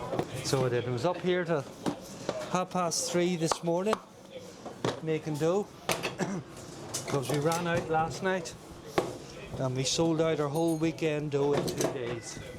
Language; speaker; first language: English; native; English